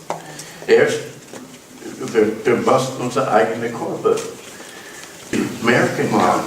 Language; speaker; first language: German; non-native, learner; English